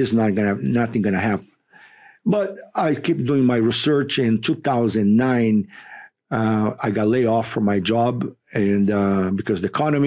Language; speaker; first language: English; non-native, fluent; Portuguese